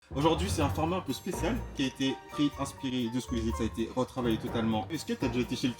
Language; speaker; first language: French; native; French